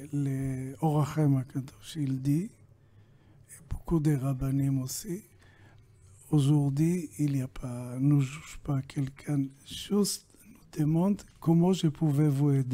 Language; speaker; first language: French; non-native, learner; Hebrew